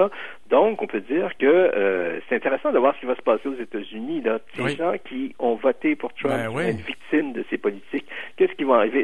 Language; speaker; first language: French; native; French